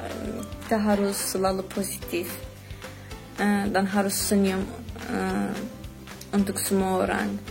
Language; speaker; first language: Indonesian; non-native, fluent; Azerbaijani